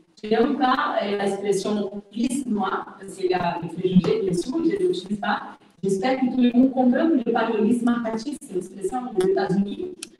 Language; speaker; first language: French; non-native, fluent; Portuguese